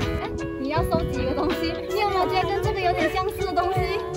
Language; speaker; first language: Chinese; native; Chinese